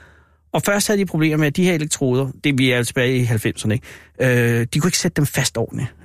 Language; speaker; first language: Danish; native; Danish